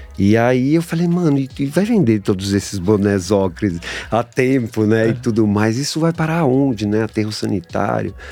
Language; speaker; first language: Portuguese; native; Portuguese